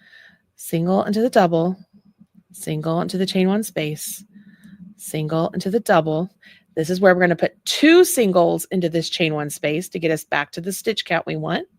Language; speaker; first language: English; native; English